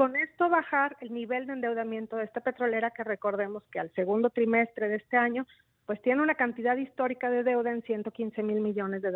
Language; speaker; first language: Spanish; native; Spanish